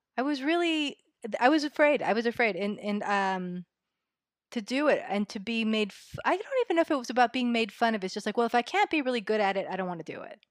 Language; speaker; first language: English; early bilingual, other home language; Spanish